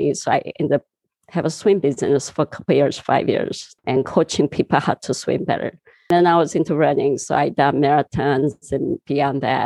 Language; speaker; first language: English; non-native, fluent; Korean